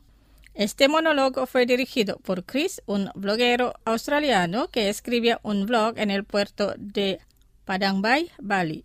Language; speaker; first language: Spanish; non-native, fluent; Indonesian